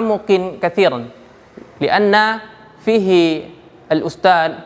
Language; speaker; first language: Arabic; non-native, learner; Indonesian